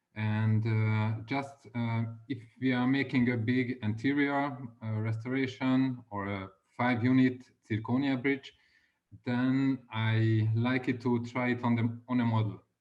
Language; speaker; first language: English; non-native, fluent; Hungarian